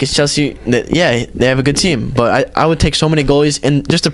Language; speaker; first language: English; native; English